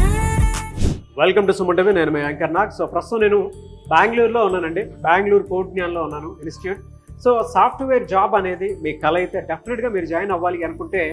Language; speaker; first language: Telugu; native; Telugu